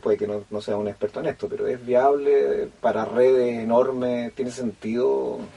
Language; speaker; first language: Spanish; native; Spanish